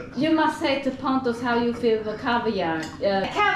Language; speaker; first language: English; non-native, learner; Swedish